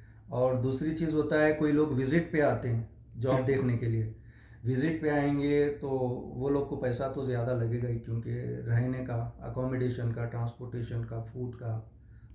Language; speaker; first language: Hindi; native; Hindi